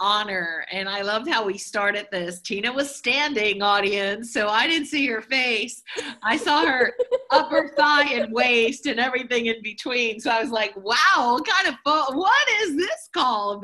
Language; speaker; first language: English; native; English